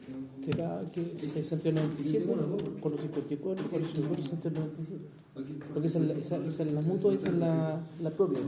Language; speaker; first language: Spanish; native; Spanish